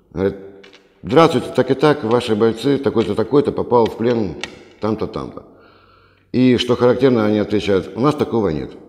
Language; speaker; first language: Russian; native; Russian